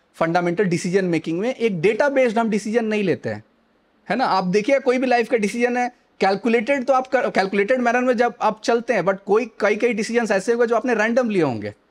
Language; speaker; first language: Hindi; native; Hindi